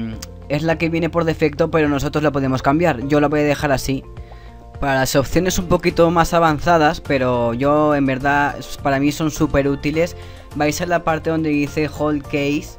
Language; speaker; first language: Spanish; native; Spanish